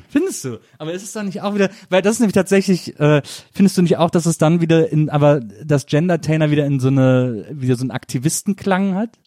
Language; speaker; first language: German; native; German